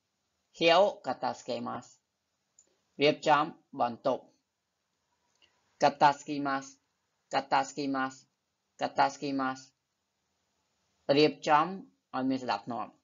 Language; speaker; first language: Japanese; non-native, fluent; Khmer